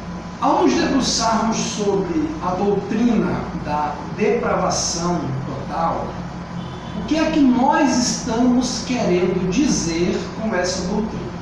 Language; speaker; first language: Portuguese; native; Portuguese